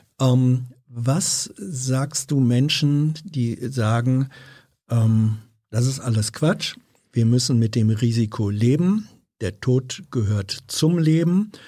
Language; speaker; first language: German; native; German